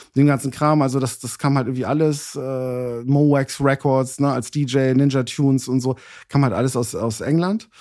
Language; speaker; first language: German; native; German